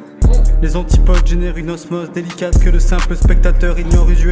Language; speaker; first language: French; native; French